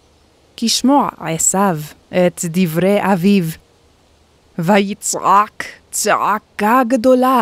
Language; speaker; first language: Hebrew; non-native, fluent; Korean